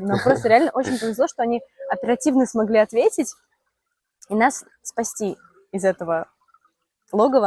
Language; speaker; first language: Russian; native; Russian